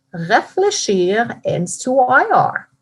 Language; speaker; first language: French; non-native, fluent; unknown